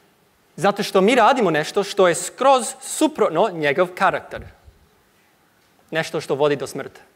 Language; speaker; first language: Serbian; non-native, learner; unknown